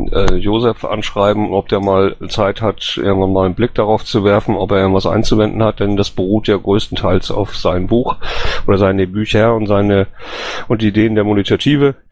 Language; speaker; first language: German; native; German